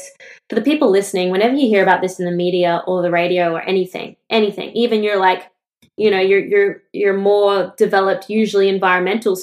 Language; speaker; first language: English; native; English